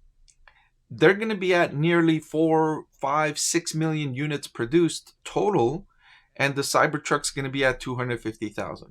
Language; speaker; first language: English; native; English